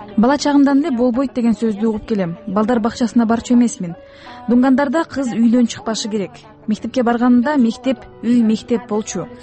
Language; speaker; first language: Kyrgyz; non-native, local second language; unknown